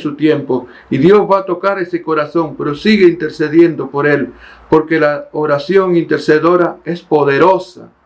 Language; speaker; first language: Spanish; native; Spanish